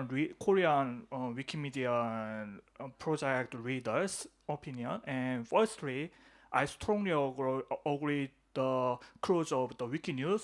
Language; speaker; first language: English; non-native, learner; Korean